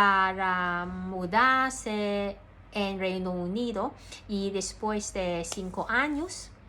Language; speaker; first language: Spanish; non-native, learner; Cantonese